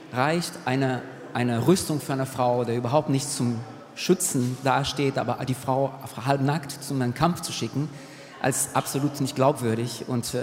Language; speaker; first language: German; non-native, fluent; Portuguese